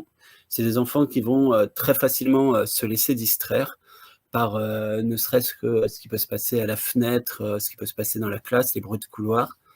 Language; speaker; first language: French; native; French